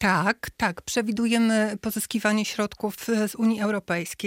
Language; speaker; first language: Polish; native; Polish